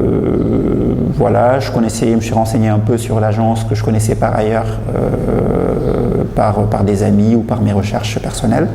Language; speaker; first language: French; non-native, local second language; Wolof